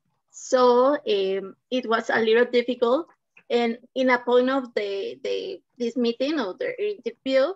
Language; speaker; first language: English; non-native, learner; Spanish